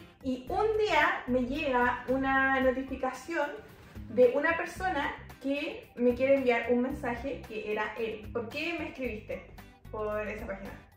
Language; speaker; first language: Spanish; native; Spanish